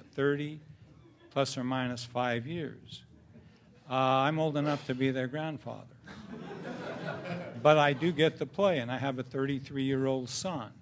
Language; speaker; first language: English; native; English